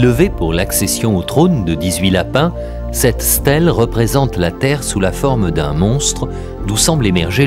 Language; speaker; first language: French; native; French